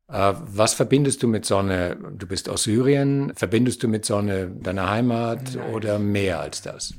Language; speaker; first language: German; native; German